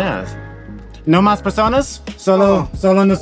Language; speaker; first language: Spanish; non-native, learner; English